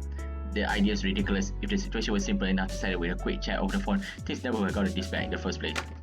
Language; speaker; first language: English; non-native, local second language; Malay